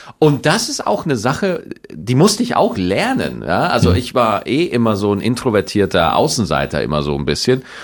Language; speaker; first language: German; native; German